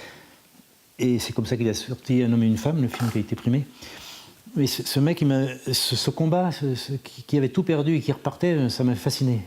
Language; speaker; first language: French; native; French